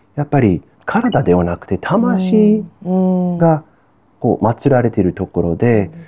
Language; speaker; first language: Japanese; non-native, fluent; English